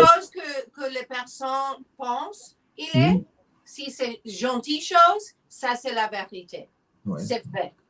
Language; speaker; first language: French; non-native, learner; English